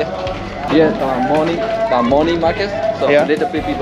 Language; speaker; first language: English; non-native, learner; Burmese